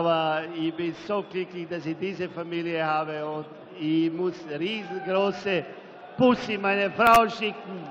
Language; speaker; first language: German; non-native, fluent; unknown